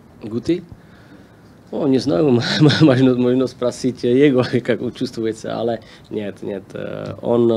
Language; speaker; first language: Russian; non-native, learner; Slovak